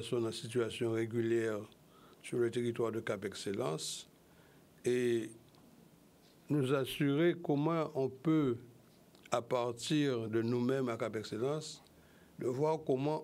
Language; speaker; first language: French; native; French